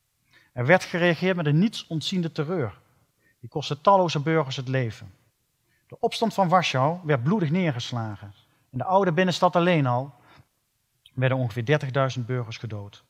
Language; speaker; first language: Dutch; native; Dutch